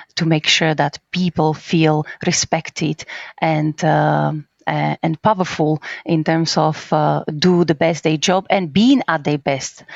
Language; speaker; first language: English; non-native, fluent; Slovak